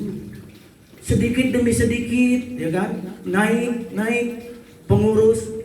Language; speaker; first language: Indonesian; native; Indonesian